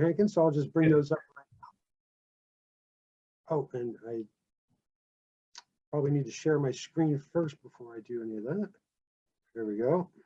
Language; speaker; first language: English; native; English